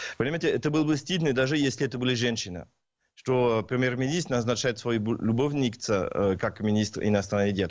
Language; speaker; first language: Russian; non-native, learner; French